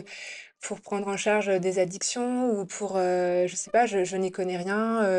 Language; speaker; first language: French; native; French